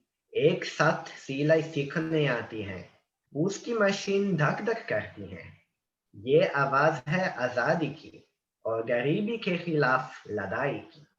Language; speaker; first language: Hindi; non-native, learner; Italian